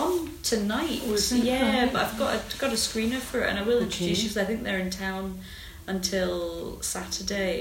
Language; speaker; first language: English; native; English